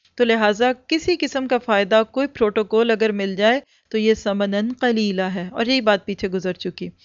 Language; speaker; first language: Urdu; native; Urdu